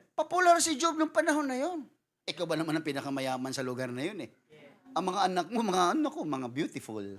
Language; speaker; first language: Filipino; non-native, local second language; Cebuano